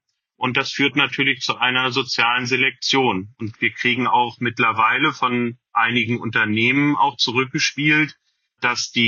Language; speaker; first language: German; native; German